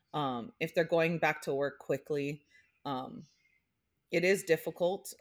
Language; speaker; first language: English; native; English